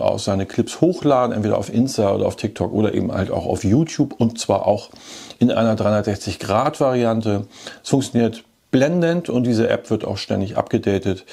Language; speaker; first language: German; native; German